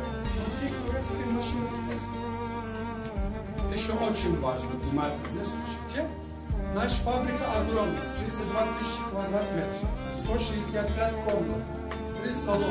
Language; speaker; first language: Russian; non-native, learner; Turkish